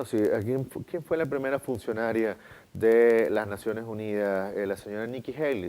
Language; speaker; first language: Spanish; native; Spanish